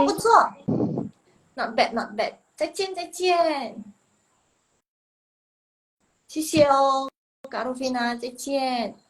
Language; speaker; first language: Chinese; non-native, fluent; Indonesian